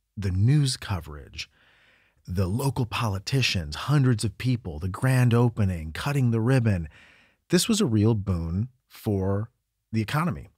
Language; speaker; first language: English; native; English